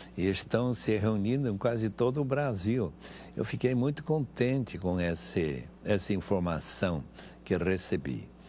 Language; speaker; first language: Portuguese; non-native, fluent; English